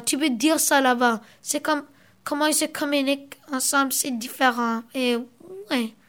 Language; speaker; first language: French; early bilingual, other home language; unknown